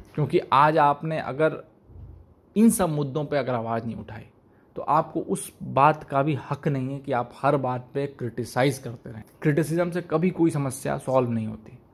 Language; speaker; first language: Hindi; native; Hindi